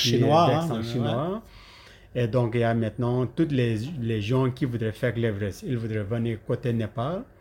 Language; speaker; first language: French; non-native, learner; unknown